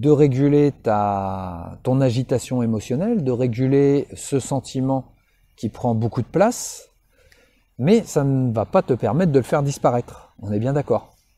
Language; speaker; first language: French; native; French